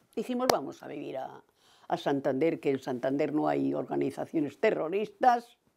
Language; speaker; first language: Spanish; native; Spanish